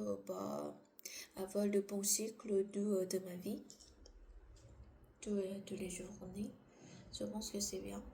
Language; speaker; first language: French; non-native, learner; Korean